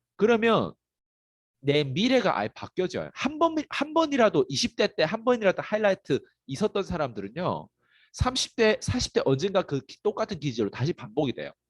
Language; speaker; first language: Korean; native; Korean